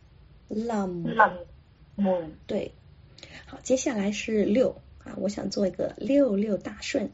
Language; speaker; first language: Chinese; non-native, local second language; Cantonese